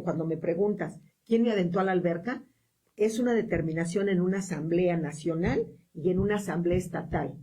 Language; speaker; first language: Spanish; native; Spanish